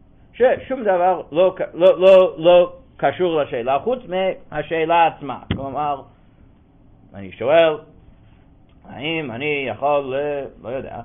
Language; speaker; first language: Hebrew; non-native, fluent; English